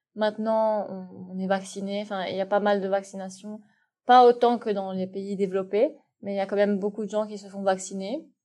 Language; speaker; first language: French; non-native, local second language; Arabic